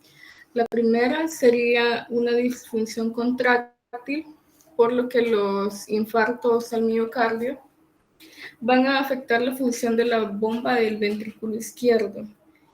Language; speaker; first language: Spanish; native; Spanish